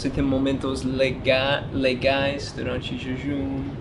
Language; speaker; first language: Portuguese; non-native, learner; English